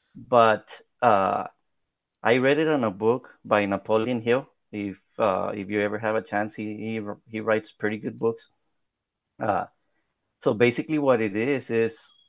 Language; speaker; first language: English; early bilingual, other home language; Spanish